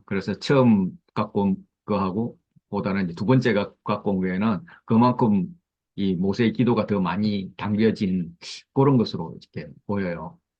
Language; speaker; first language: Korean; native; Korean